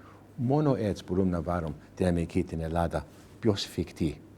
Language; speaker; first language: Greek; early bilingual, heritage; English